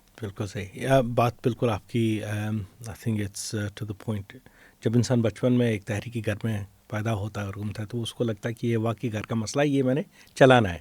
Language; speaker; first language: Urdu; non-native, local second language; Kashmiri